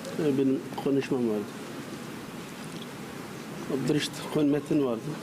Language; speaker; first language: Turkish; non-native, learner; Uyghur